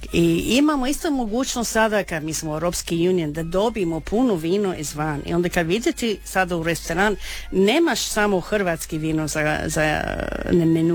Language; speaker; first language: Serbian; non-native, learner; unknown